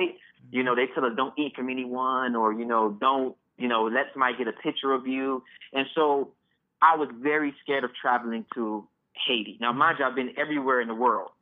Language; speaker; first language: English; native; English